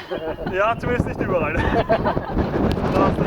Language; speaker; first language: German; native; German